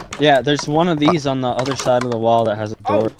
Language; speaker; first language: English; native; English